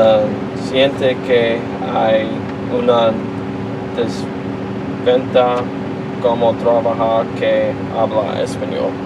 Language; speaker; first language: Spanish; non-native, learner; English